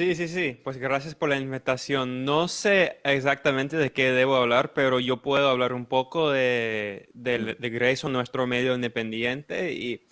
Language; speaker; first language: Spanish; non-native, fluent; English